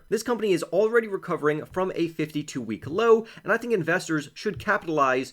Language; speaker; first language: English; native; English